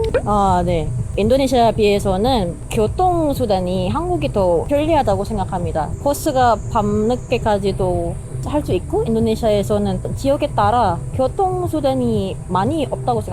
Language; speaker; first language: Korean; non-native, learner; Indonesian